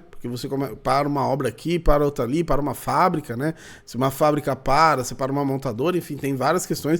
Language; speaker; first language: Portuguese; native; Portuguese